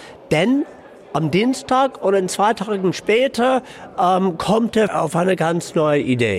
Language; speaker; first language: German; non-native, fluent; English